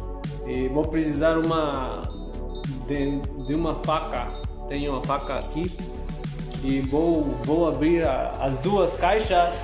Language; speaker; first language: Portuguese; non-native, learner; Spanish